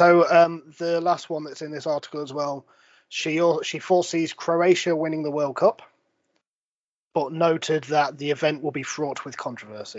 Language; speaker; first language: English; native; English